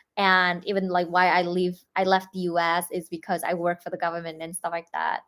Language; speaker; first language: English; non-native, fluent; Vietnamese